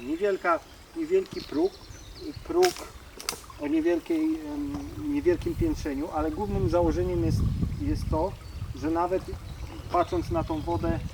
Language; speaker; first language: Polish; native; Polish